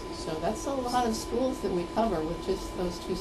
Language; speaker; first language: English; native; English